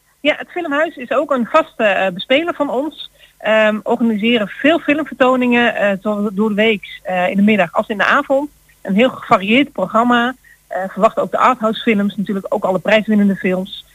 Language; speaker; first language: Dutch; native; Dutch